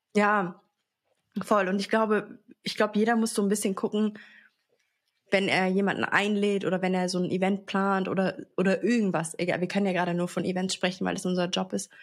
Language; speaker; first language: German; early bilingual, other home language; Arabic